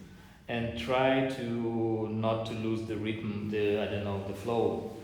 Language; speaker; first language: English; non-native, fluent; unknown